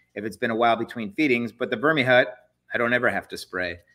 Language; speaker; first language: English; native; English